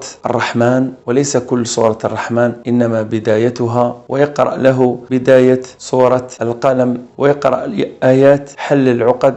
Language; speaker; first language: Arabic; native; Arabic